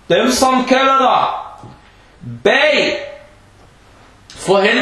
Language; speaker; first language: Danish; non-native, fluent; Arabic